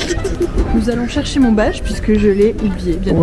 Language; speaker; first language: French; native; French